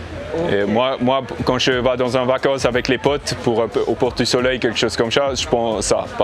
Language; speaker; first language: French; non-native, learner; English